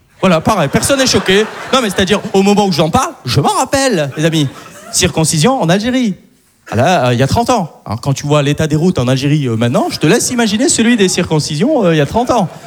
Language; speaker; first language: French; early bilingual, other home language; Arabic